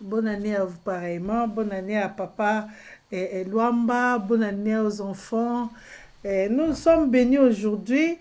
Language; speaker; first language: French; non-native, local second language; Lingala